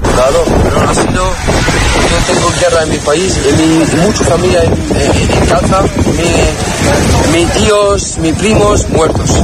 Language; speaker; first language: Spanish; non-native, learner; Arabic